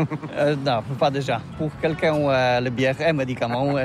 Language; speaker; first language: French; non-native, learner; Polish